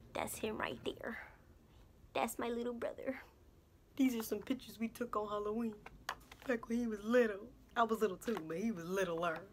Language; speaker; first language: English; native; English